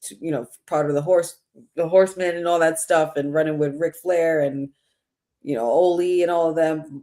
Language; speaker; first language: English; native; English